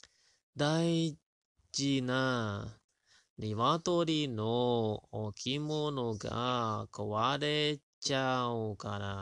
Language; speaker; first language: Japanese; non-native, learner; Indonesian